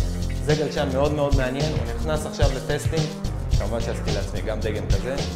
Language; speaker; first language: Hebrew; native; Hebrew